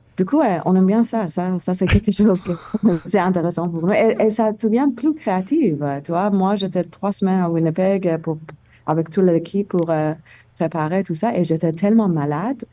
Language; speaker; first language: French; non-native, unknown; Persian